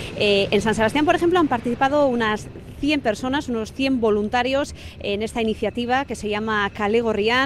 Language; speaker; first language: Spanish; native; Spanish